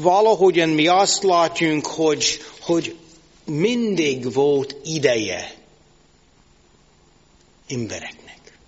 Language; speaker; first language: Hungarian; non-native, fluent; English